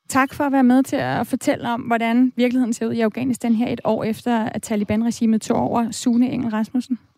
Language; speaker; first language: Danish; native; Danish